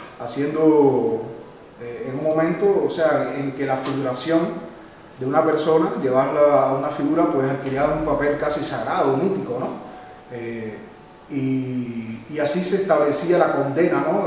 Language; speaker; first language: Spanish; native; Spanish